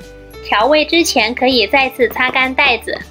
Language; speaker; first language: Chinese; native; Chinese